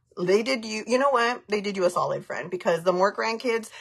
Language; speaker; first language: English; early bilingual, other home language; Spanish